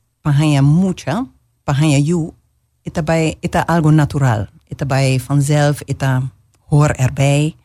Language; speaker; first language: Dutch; non-native, local second language; Papiamento